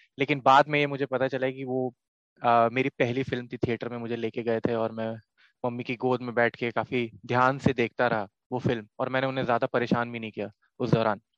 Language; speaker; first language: Hindi; native; Hindi